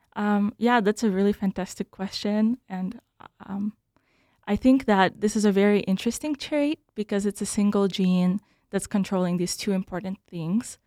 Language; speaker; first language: English; native; English